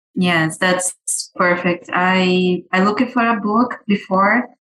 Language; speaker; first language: English; non-native, fluent; Portuguese